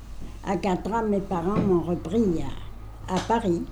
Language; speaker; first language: French; native; French